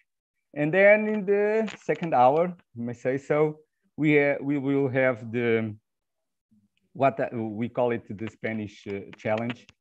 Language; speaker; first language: English; non-native, fluent; Portuguese